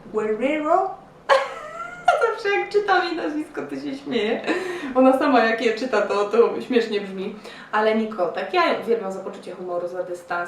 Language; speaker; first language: Polish; native; Polish